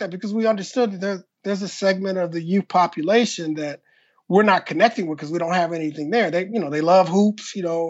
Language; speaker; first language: English; native; English